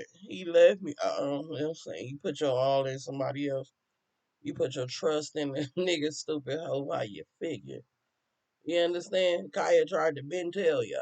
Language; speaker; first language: English; native; English